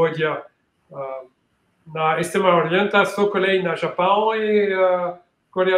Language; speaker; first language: Portuguese; non-native, learner; French